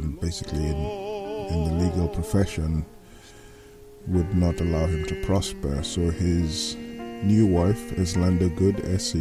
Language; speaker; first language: English; non-native, local second language; Yoruba